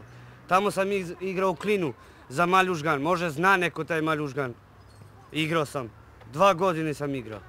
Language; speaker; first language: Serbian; non-native, local second language; Romany